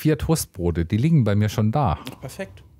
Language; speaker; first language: German; native; German